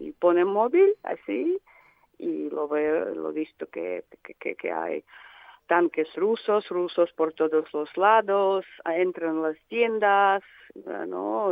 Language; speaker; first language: Spanish; non-native, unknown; Russian